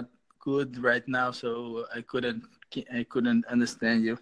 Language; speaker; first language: English; non-native, learner; Portuguese